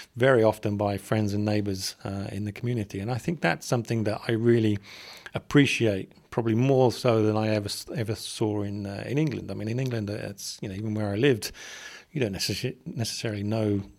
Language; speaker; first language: English; native; English